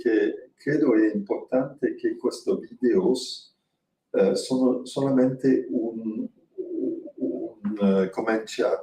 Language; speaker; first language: Italian; non-native, fluent; French